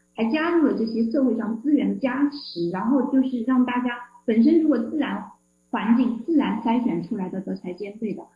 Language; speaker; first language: Chinese; native; Chinese